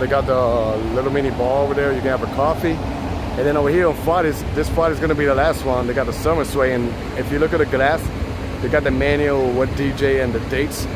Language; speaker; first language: English; non-native, local second language; Spanish